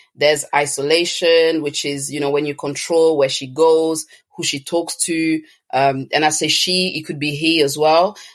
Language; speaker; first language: English; early bilingual, other home language; French